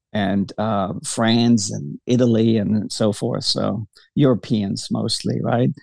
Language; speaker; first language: English; early bilingual, other home language; German